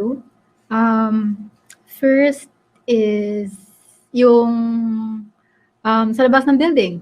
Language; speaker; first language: Filipino; native; Filipino